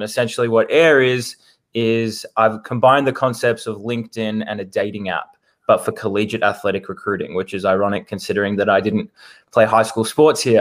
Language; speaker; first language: English; native; English